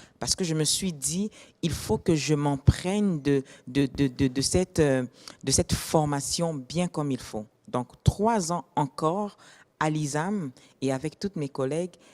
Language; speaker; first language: French; non-native, local second language; Lingala